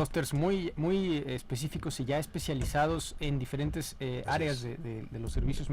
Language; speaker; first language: Spanish; native; Spanish